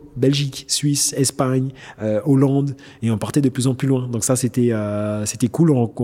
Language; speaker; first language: French; native; French